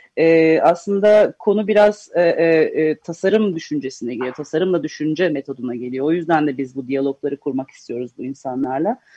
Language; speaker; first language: Turkish; early bilingual, heritage; Turkish